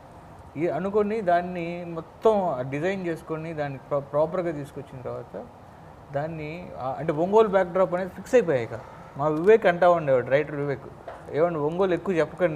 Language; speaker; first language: Telugu; native; Telugu